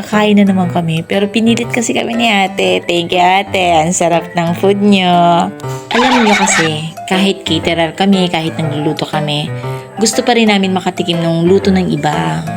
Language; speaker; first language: Filipino; non-native, local second language; Bikol